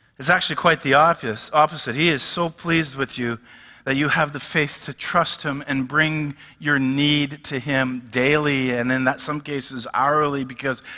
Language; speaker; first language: English; native; English